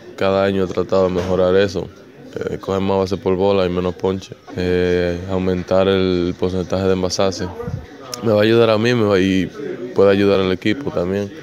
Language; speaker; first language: Spanish; native; Spanish